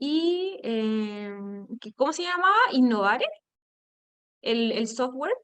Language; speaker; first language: Spanish; native; Spanish